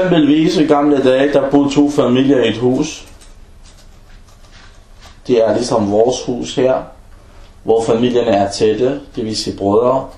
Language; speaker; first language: Danish; non-native, fluent; Arabic